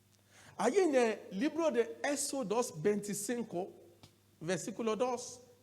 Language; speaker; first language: Spanish; non-native, learner; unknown